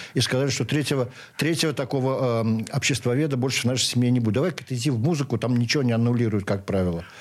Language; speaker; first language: Russian; native; Russian